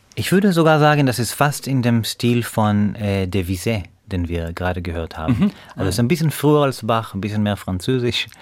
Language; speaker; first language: German; non-native, fluent; Hebrew